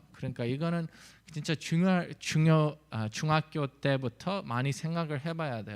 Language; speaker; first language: Korean; early bilingual, heritage; English